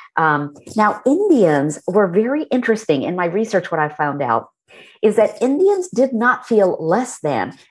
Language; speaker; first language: English; early bilingual, other home language; Hindi